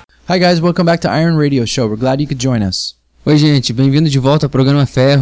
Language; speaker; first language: Portuguese; non-native, learner; English